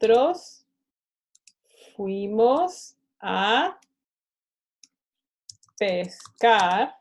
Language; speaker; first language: Spanish; non-native, fluent; English